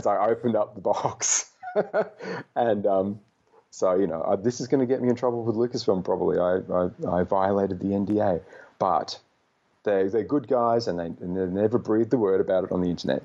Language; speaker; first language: English; native; English